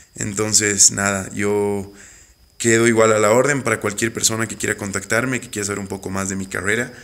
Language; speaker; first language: Spanish; native; Spanish